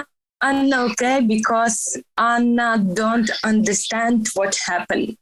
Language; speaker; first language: English; non-native, learner; Ukrainian